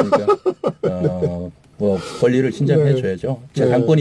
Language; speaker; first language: Korean; native; Korean